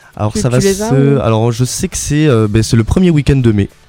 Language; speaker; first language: French; native; French